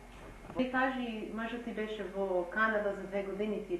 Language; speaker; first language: Macedonian; early bilingual, heritage; Macedonian